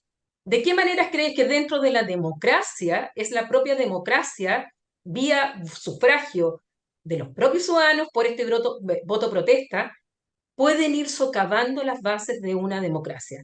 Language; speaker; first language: Spanish; native; Spanish